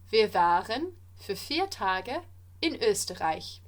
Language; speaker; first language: German; non-native, fluent; English